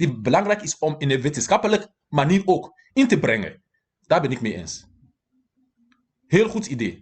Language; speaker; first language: Dutch; non-native, fluent; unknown